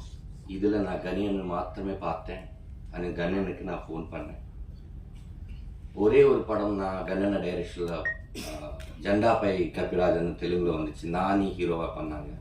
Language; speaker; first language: Tamil; non-native, learner; Telugu